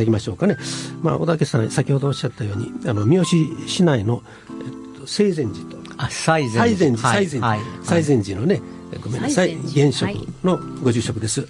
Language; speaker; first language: Japanese; native; Japanese